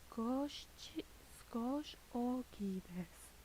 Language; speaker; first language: Japanese; non-native, learner; English